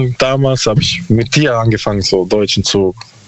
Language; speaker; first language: German; non-native, learner; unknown